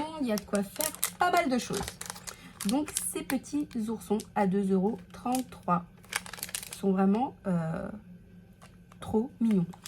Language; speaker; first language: French; native; French